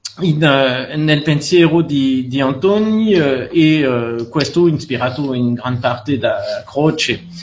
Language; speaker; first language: Italian; non-native, fluent; French